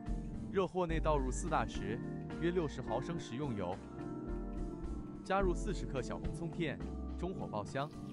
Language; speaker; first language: Chinese; native; Chinese